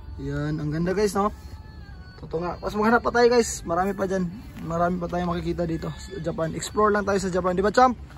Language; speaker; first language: Filipino; native; Filipino